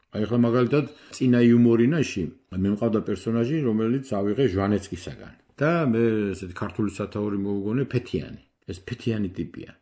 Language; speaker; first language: Georgian; native; Georgian